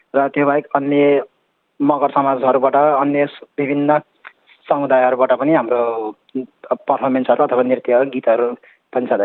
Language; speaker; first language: Nepali; non-native, local second language; Sherpa